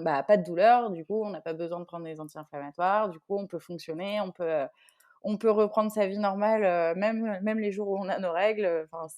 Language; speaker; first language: French; native; French